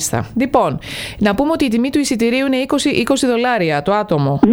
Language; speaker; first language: Greek; native; Greek